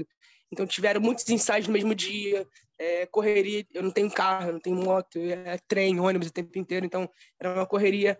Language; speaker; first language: Portuguese; native; Portuguese